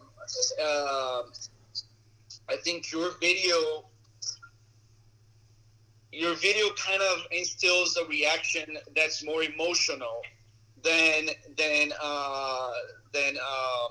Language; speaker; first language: English; non-native, fluent; Portuguese